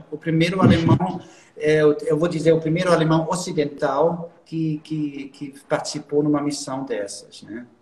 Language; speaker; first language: Portuguese; non-native, fluent; German